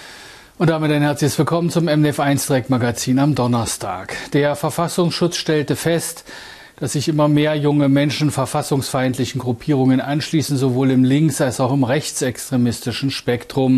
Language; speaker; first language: German; native; German